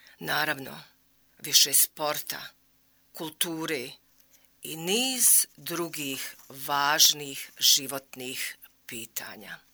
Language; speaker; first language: Bosnian; native; Bosnian